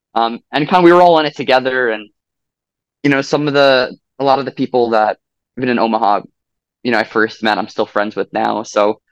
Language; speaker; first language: English; native; English